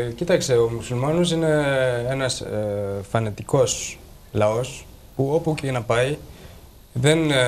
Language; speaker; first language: Greek; non-native, fluent; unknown